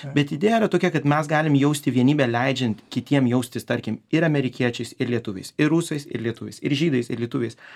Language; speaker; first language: Lithuanian; early bilingual, heritage; Lithuanian